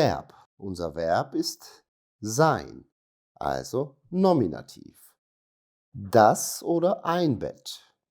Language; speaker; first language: German; non-native, fluent; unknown